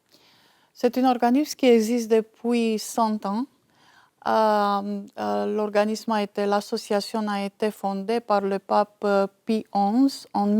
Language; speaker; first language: French; non-native, fluent; Romanian